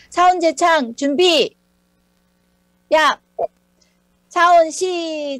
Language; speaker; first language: Korean; native; Korean